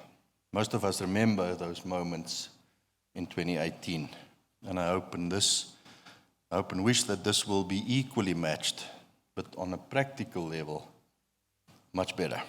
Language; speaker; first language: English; non-native, local second language; Afrikaans